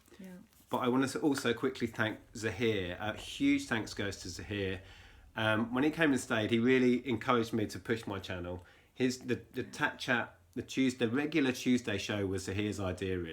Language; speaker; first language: English; native; English